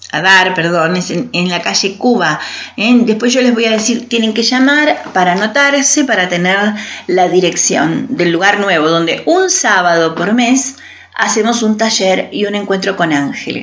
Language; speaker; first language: Spanish; native; Spanish